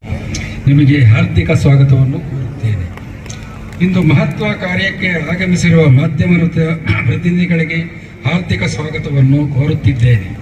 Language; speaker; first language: Kannada; native; Kannada